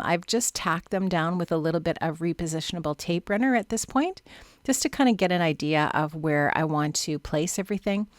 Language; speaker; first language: English; native; English